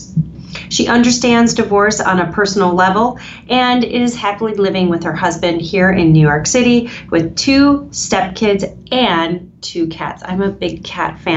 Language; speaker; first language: English; native; English